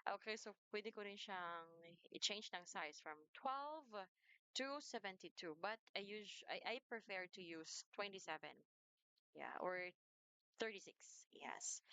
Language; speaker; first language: Filipino; non-native, local second language; Cebuano